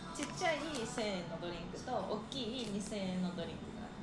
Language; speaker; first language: Japanese; native; Japanese